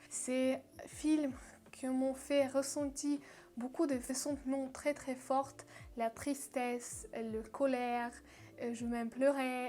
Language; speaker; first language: French; non-native, learner; Russian